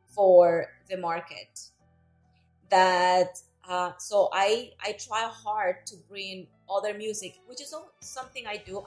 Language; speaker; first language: English; non-native, fluent; Spanish